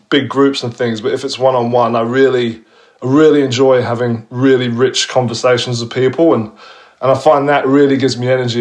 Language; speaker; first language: English; native; English